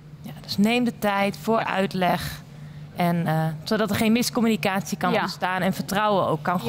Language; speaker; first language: Dutch; native; Dutch